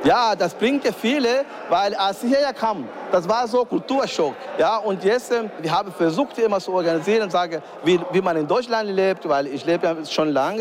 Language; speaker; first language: German; non-native, learner; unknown